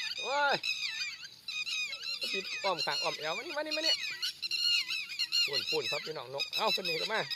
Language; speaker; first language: Thai; non-native, local second language; Northeastern Thai